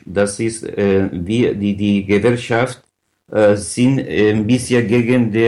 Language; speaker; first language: German; non-native, learner; Catalan